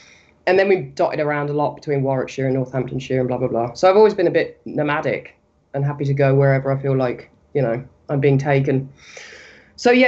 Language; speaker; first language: English; native; English